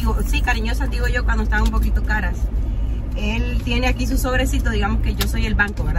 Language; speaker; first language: Spanish; native; Spanish